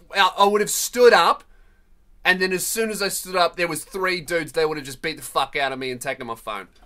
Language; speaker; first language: English; native; English